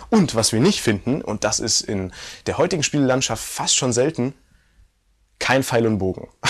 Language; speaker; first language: German; native; German